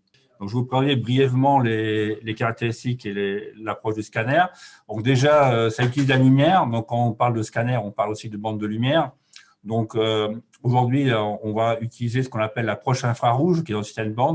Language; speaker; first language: French; native; French